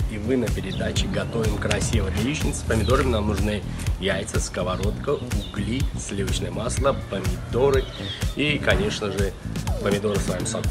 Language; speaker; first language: Russian; non-native, local second language; Azerbaijani